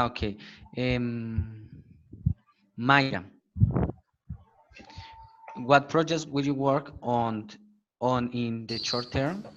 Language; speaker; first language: English; non-native, learner; Spanish